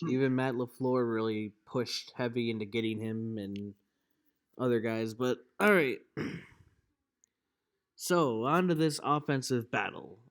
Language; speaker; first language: English; native; English